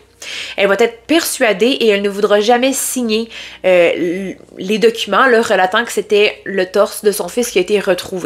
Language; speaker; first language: French; native; French